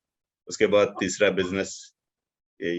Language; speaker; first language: Hindi; non-native, local second language; Telugu